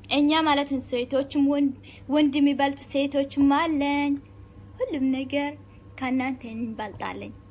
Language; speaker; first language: Amharic; non-native, local second language; Oromo